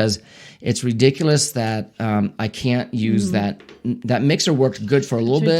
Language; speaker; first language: English; native; English